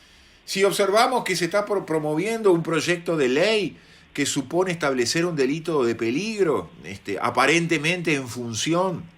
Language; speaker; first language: Spanish; native; Spanish